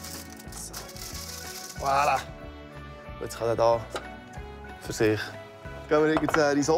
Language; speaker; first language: German; native; German